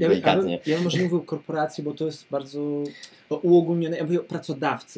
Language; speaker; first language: Polish; native; Polish